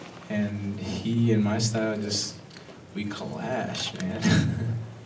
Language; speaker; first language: English; early bilingual, other home language; Spanish